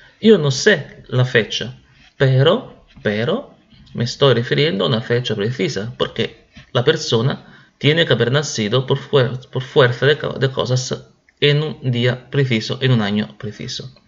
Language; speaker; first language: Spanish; non-native, fluent; Italian